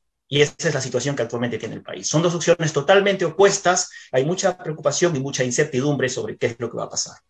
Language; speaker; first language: Spanish; native; Spanish